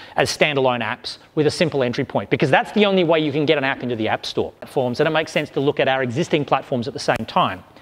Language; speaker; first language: English; native; English